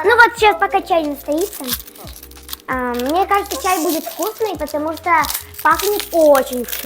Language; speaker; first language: Russian; native; Russian